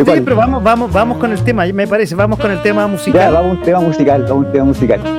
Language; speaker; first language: Spanish; native; Spanish